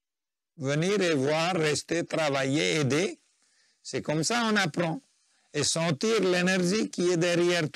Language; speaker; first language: French; non-native, fluent; Nepali